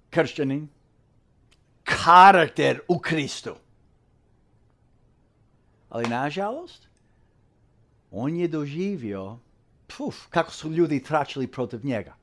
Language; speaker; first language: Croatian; early bilingual, heritage; English